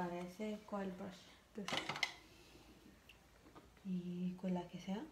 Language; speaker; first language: Spanish; early bilingual, heritage; English